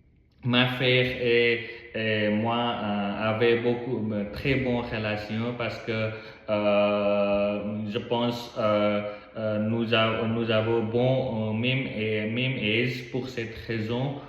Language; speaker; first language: French; non-native, learner; Nepali